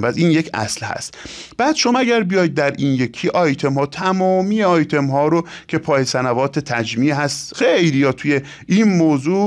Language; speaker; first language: Persian; native; Persian